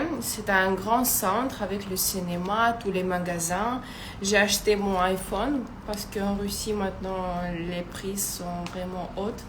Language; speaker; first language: French; non-native, fluent; Russian